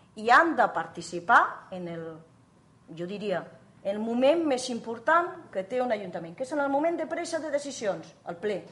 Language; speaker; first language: Catalan; native; Catalan